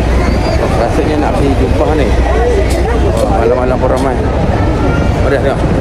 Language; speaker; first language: Malay; native; Malay